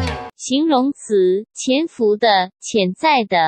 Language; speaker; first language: Chinese; native; Chinese